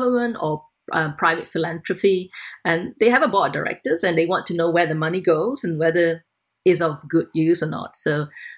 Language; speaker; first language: English; non-native, local second language; Cantonese